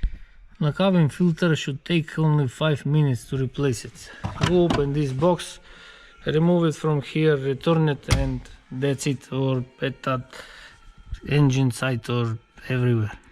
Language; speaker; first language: English; non-native, fluent; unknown